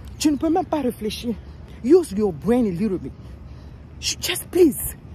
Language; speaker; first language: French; non-native, local second language; Lingala